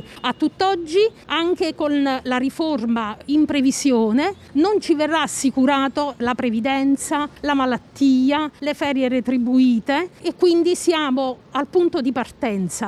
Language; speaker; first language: Italian; native; Italian